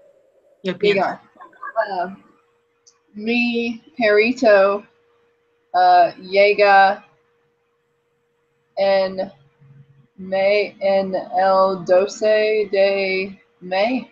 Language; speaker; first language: Spanish; non-native, learner; English